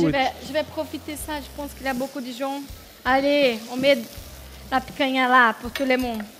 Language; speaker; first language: French; non-native, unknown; Portuguese